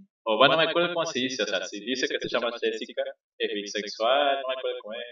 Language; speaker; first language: Spanish; native; Spanish